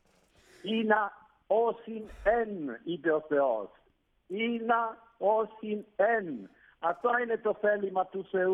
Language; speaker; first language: Greek; non-native, fluent; Italian